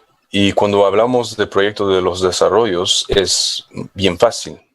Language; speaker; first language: Spanish; non-native, fluent; English